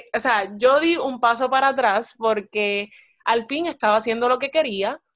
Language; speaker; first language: Spanish; native; Spanish